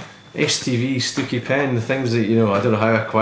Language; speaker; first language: English; native; English